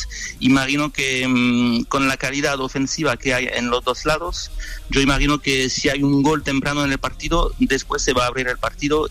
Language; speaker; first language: Spanish; non-native, fluent; French